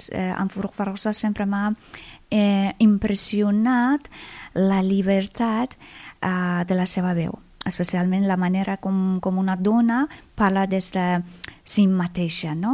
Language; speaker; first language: Catalan; non-native, fluent; Persian